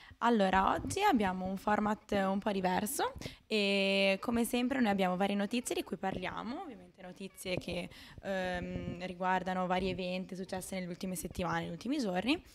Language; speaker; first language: Italian; native; Italian